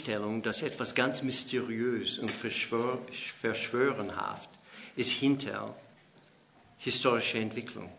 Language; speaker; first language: German; non-native, fluent; English